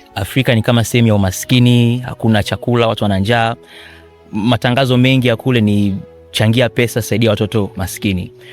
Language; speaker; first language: Swahili; native; Swahili